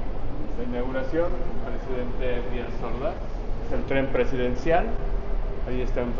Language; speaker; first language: Spanish; native; Spanish